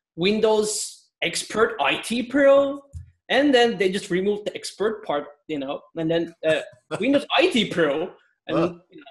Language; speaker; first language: English; non-native, fluent; Turkish